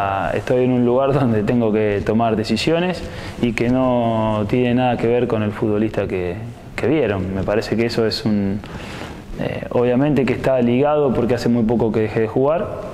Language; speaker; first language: Spanish; native; Spanish